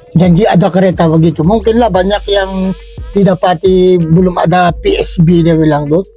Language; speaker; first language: Malay; non-native, fluent; Filipino